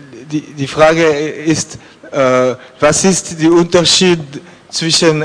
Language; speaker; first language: German; non-native, learner; French